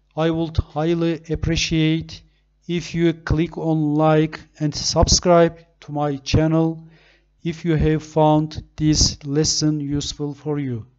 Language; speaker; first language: English; non-native, fluent; Turkish